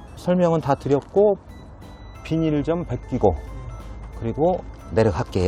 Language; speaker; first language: Korean; native; Korean